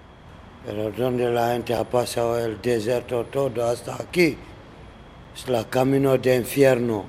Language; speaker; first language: Spanish; non-native, learner; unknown